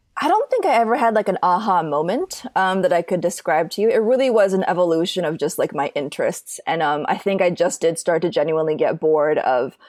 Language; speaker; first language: English; native; English